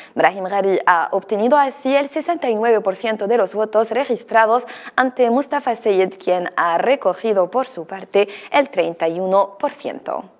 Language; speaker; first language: Spanish; non-native, fluent; Arabic